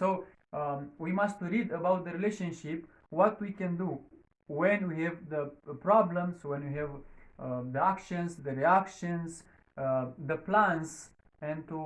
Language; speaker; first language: English; non-native, learner; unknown